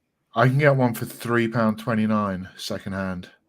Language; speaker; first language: English; native; English